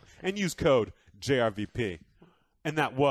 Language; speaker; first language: English; native; English